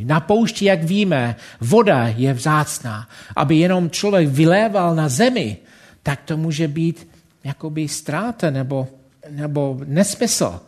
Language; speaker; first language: Czech; non-native, fluent; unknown